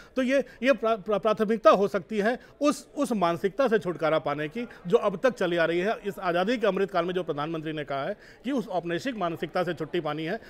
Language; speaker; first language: Hindi; native; Hindi